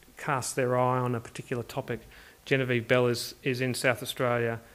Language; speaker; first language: English; native; English